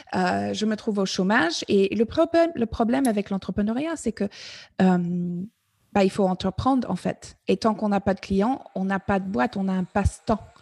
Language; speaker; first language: French; non-native, fluent; English